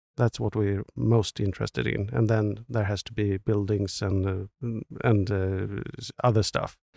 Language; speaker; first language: English; non-native, fluent; Swedish